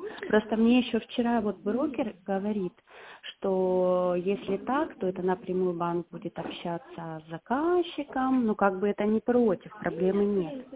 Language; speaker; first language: Russian; native; Russian